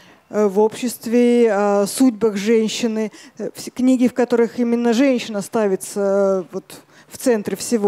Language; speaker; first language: Russian; native; Russian